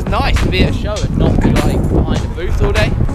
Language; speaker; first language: English; native; English